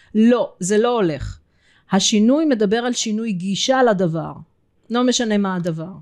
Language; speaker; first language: Hebrew; early bilingual, other home language; Russian